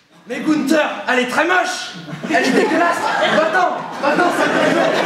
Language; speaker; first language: French; native; French